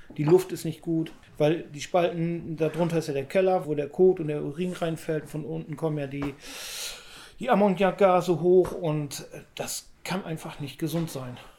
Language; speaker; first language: German; native; German